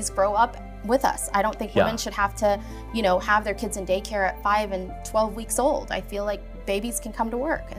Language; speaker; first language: English; native; English